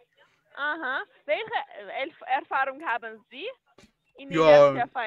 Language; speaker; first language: German; non-native, learner; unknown